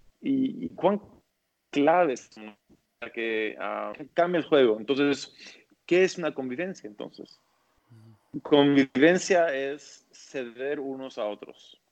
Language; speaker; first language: Spanish; early bilingual, other home language; English